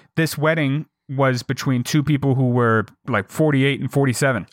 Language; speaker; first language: English; native; English